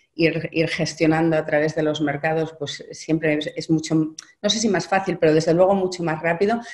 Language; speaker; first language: Spanish; native; Spanish